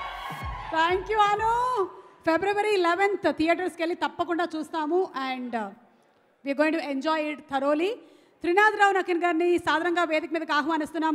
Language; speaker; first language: Telugu; native; Telugu